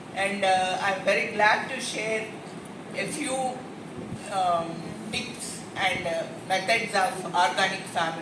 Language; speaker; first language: English; non-native, local second language; Telugu